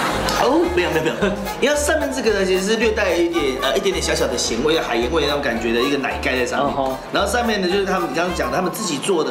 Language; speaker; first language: Chinese; native; Chinese